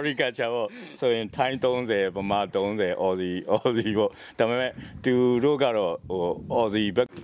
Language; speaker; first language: Burmese; native; Burmese